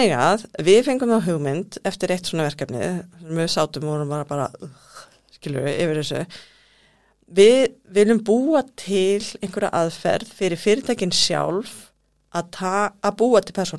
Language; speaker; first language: Icelandic; native; Icelandic